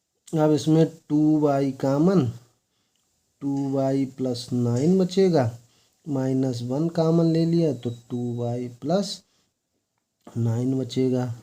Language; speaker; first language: Hindi; native; Hindi